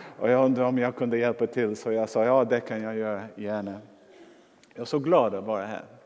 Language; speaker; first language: Swedish; non-native, fluent; English